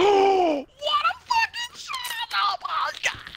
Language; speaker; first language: English; native; English